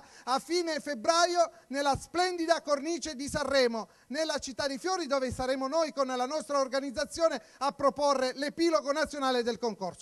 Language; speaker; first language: Italian; native; Italian